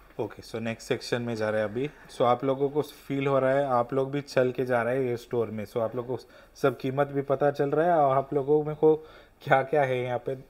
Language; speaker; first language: Hindi; non-native, local second language; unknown